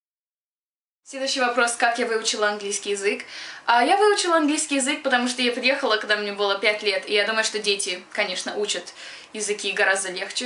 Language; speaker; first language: Russian; early bilingual, other home language; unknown